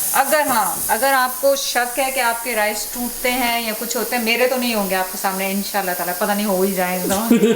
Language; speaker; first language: Urdu; native; Urdu